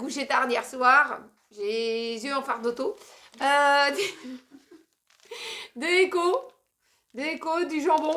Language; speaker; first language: French; native; French